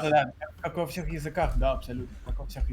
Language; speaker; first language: Russian; native; Russian